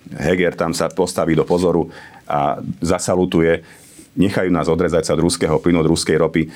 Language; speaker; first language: Slovak; non-native, local second language; Hungarian